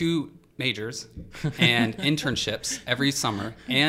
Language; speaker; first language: English; native; English